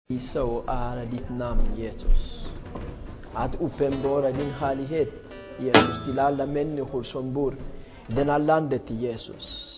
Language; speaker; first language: Swedish; non-native, fluent; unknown